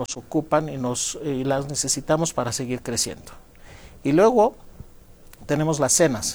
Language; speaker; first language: Spanish; non-native, fluent; Greek